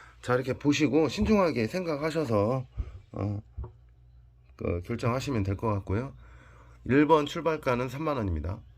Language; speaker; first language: Korean; native; Korean